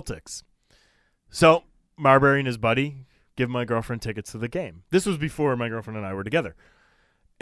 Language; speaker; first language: English; native; English